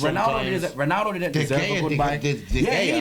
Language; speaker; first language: English; native; English